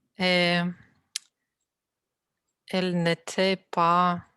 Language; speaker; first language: French; non-native, learner; Russian